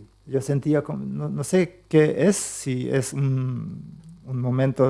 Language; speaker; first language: Spanish; non-native, local second language; Plautdietsch